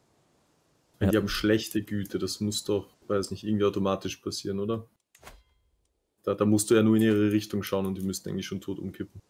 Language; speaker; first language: German; native; German